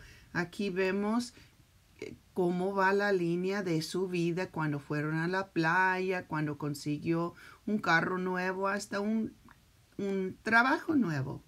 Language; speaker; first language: Spanish; early bilingual, heritage; Spanish